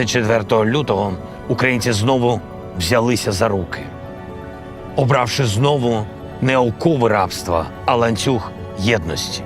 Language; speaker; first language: Ukrainian; non-native, local second language; Russian